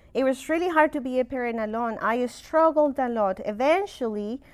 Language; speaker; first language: English; non-native, fluent; Spanish